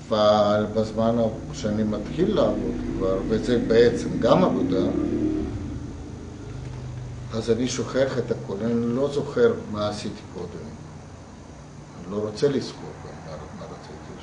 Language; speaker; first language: Hebrew; non-native, fluent; Russian